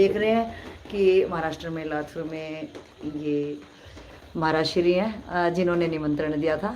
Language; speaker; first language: Hindi; native; Hindi